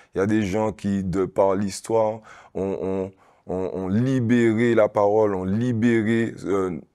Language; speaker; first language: French; native; French